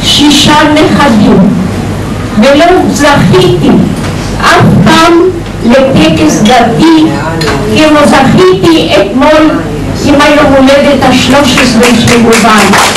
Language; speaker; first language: Hebrew; non-native, fluent; Spanish